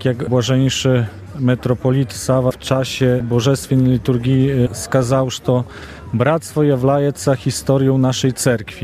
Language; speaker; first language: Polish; non-native, local second language; Belarusian